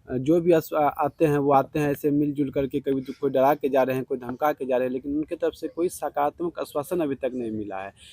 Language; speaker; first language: Hindi; native; Hindi